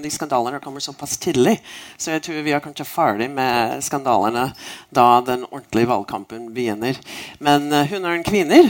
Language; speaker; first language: Norwegian; non-native, fluent; English